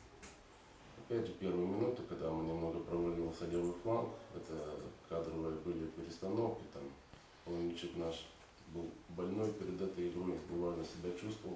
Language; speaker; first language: Russian; native; Russian